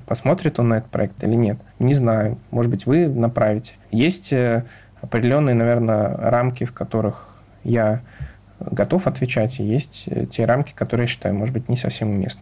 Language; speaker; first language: Russian; native; Russian